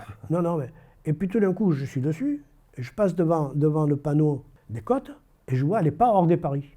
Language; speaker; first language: French; native; French